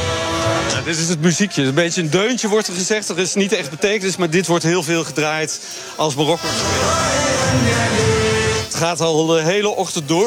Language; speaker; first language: Dutch; native; Dutch